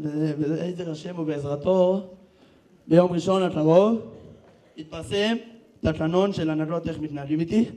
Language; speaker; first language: Hebrew; native; Hebrew